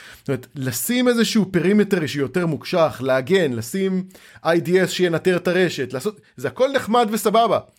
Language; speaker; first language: Hebrew; native; Hebrew